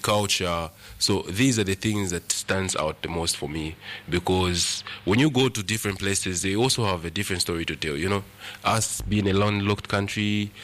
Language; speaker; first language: English; non-native, local second language; Nyanja